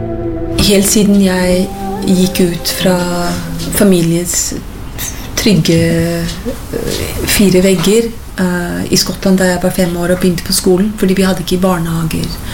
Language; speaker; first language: Norwegian; non-native, fluent; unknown